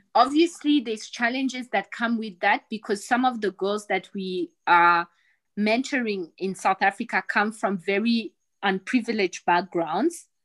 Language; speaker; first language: English; non-native, fluent; Rundi